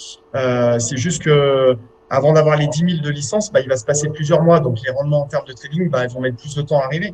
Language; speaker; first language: French; native; French